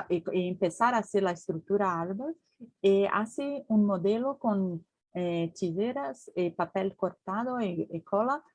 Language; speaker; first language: Spanish; non-native, learner; Portuguese